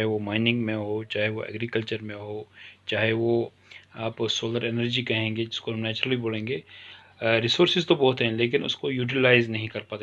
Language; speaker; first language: Hindi; non-native, local second language; Kashmiri